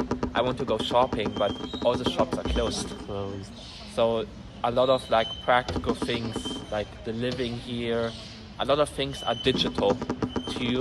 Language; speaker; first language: English; non-native, fluent; German